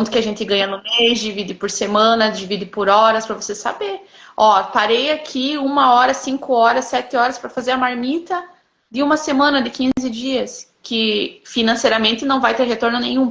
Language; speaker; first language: Portuguese; native; Portuguese